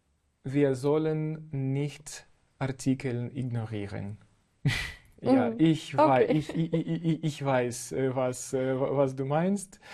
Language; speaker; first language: German; non-native, fluent; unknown